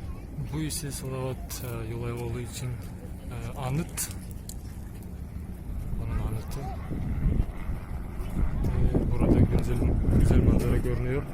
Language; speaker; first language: Turkish; non-native, learner; Bashkir